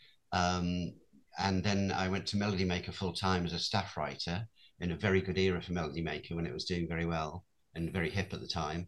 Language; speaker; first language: English; native; English